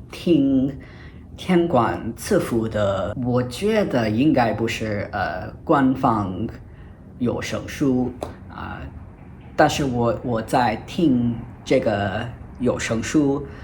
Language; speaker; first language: Chinese; non-native, fluent; English